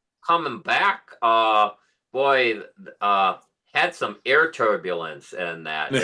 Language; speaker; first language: English; native; English